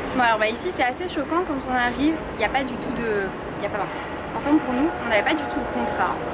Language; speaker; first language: French; native; French